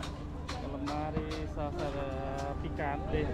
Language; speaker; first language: Italian; non-native, fluent; Vietnamese